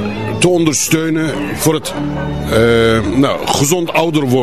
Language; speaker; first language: Dutch; non-native, fluent; Turkish